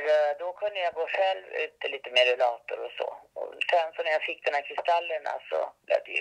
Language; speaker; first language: Swedish; native; Swedish